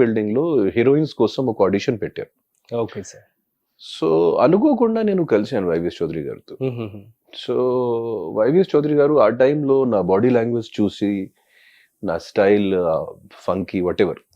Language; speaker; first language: Telugu; non-native, local second language; Hindi